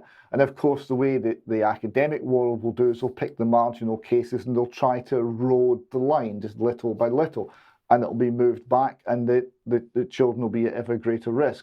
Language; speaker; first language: English; native; English